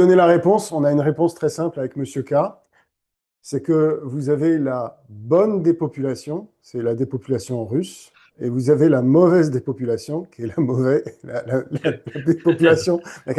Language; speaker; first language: French; native; French